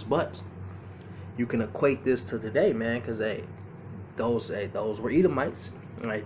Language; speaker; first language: English; native; English